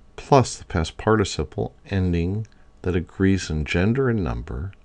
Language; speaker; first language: English; native; English